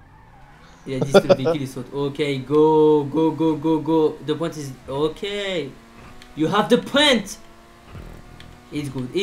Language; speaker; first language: English; non-native, learner; French